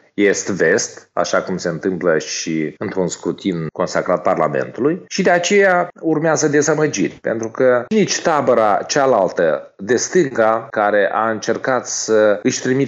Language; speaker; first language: Romanian; native; Romanian